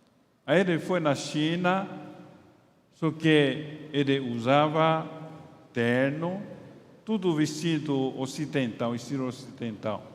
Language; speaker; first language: Portuguese; non-native, fluent; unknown